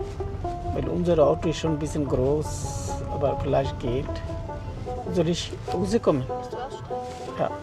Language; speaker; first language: German; non-native, learner; Bangla